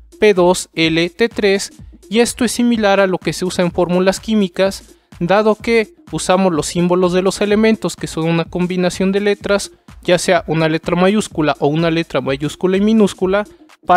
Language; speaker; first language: Spanish; native; Spanish